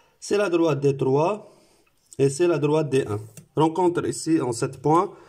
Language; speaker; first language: French; non-native, local second language; Arabic